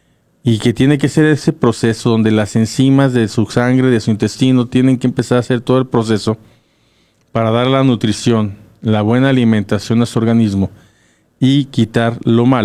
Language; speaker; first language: Spanish; native; Spanish